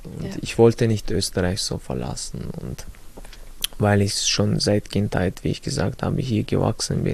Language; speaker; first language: German; early bilingual, other home language; Chechen